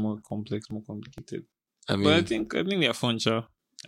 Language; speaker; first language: English; non-native, local second language; Igbo